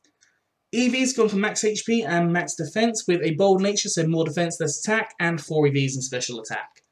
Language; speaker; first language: English; native; English